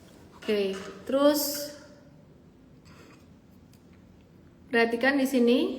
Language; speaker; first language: Indonesian; native; Indonesian